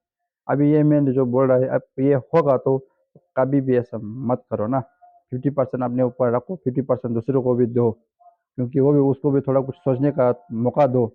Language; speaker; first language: Hindi; non-native, fluent; Tibetan